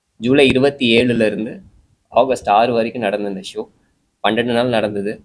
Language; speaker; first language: Tamil; native; Tamil